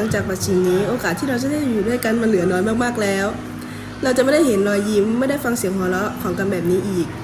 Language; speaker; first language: Thai; native; Thai